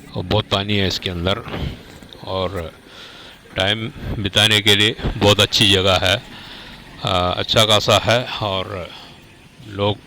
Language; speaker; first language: Hindi; non-native, local second language; Malayalam